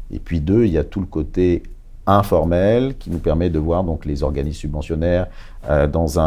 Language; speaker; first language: French; native; French